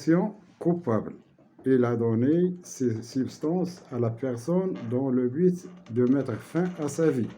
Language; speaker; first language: French; non-native, local second language; Arabic